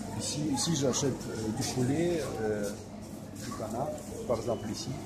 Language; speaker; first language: French; non-native, fluent; Russian